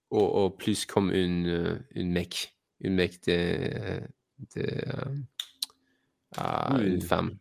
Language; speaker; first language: French; non-native, learner; English